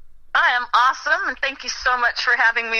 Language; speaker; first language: English; native; English